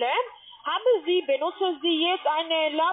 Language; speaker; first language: German; non-native, learner; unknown